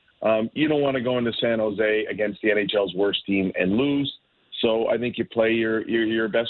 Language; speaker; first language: English; native; English